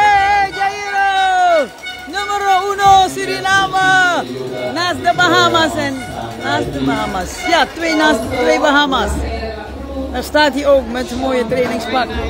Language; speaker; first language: Dutch; native; Dutch